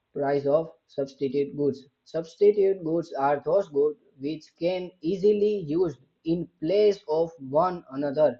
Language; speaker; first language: English; non-native, local second language; Gujarati